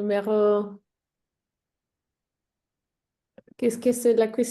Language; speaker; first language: French; non-native, learner; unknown